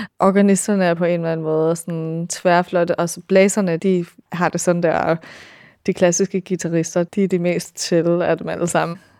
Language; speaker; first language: Danish; early bilingual, heritage; Danish